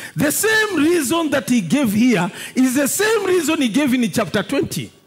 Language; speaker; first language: English; non-native, local second language; Swahili